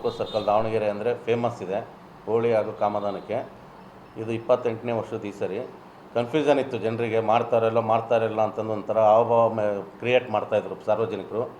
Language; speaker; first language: Kannada; native; Kannada